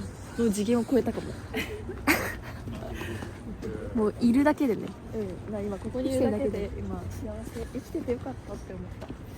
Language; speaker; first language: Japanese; non-native, fluent; Korean